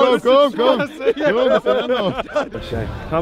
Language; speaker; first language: German; native; German